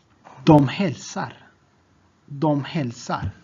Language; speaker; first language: Swedish; non-native, fluent; Tigrinya